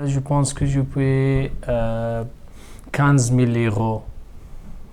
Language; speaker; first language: French; non-native, learner; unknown